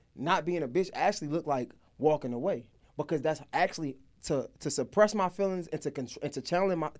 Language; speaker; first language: English; native; English